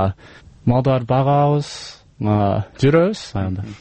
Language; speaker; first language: Kyrgyz; non-native, learner; English